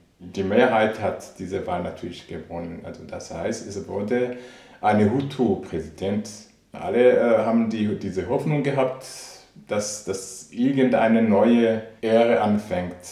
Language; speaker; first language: German; non-native, fluent; Rundi